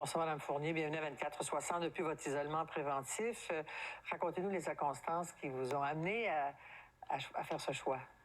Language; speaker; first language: French; native; French